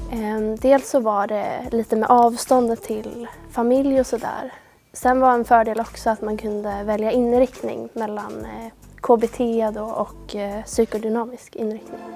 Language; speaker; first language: Swedish; native; Swedish